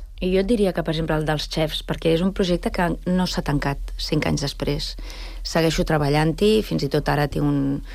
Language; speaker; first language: Catalan; non-native, local second language; Spanish